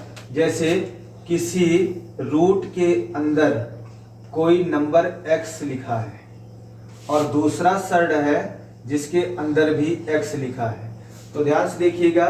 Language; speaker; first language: Hindi; native; Hindi